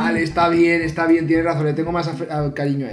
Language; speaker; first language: Spanish; native; Spanish